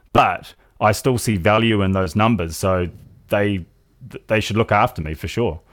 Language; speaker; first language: English; native; English